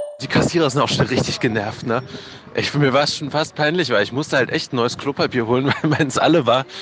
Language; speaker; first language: German; native; German